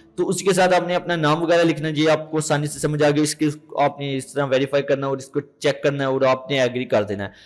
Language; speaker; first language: Urdu; non-native, local second language; Punjabi